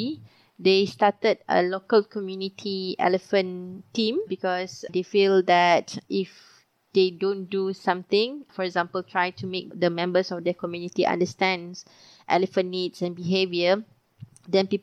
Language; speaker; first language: English; non-native, local second language; Malay